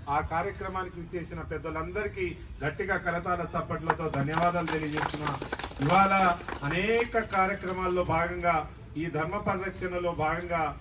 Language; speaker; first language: Telugu; non-native, local second language; Lambadi